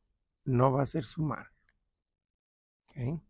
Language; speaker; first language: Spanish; early bilingual, heritage; Spanish